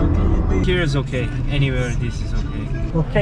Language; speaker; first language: English; non-native, learner; Korean